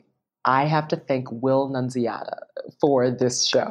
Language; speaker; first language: English; native; English